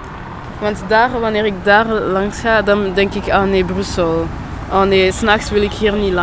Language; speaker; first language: Dutch; non-native, local second language; French